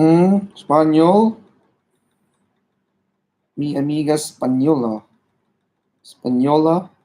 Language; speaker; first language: Spanish; non-native, learner; Cebuano